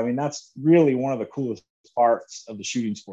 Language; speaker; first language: English; native; English